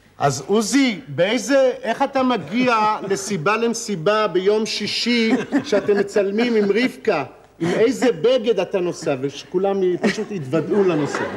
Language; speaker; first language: Hebrew; native; Hebrew